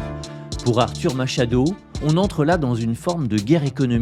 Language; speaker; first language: French; native; French